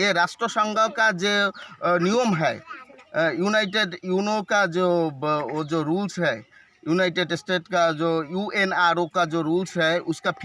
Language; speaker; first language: Hindi; non-native, local second language; Bangla